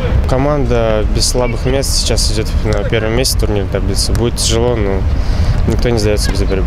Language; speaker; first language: Russian; native; Russian